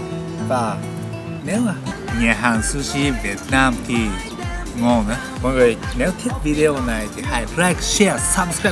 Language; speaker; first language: Vietnamese; non-native, learner; Japanese